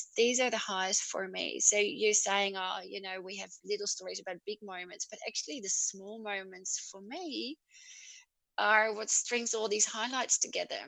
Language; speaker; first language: English; non-native, fluent; Dutch